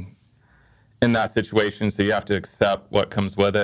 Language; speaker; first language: English; native; English